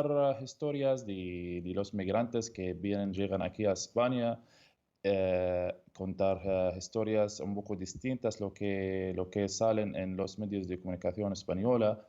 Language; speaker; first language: Spanish; non-native, learner; Arabic